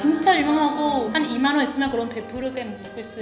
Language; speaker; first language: Korean; non-native, learner; Vietnamese